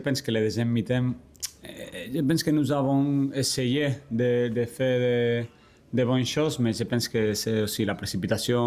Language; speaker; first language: French; non-native, learner; Spanish